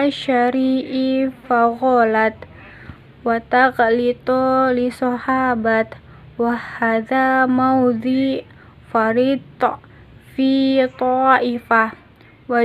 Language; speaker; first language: Arabic; non-native, learner; Indonesian